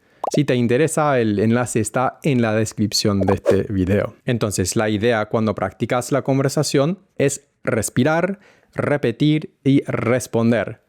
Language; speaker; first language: Spanish; non-native, fluent; English